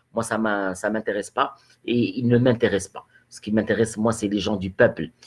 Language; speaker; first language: French; non-native, local second language; Arabic